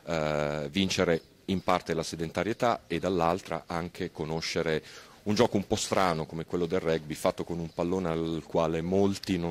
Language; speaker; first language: Italian; native; Italian